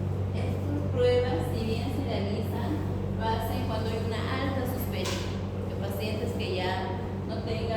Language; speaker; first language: Spanish; native; Spanish